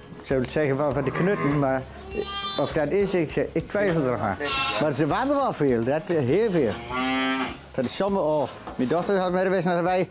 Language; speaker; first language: Dutch; native; Dutch